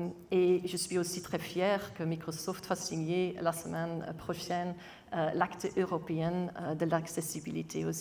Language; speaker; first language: French; non-native, local second language; Dutch